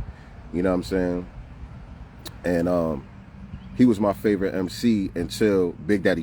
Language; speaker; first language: English; native; English